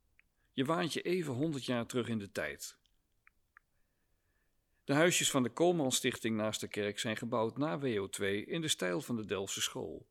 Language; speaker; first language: Dutch; native; Dutch